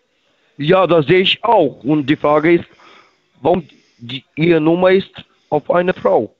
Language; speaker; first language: German; non-native, learner; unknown